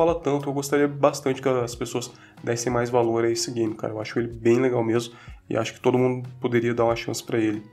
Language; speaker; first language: Portuguese; native; Portuguese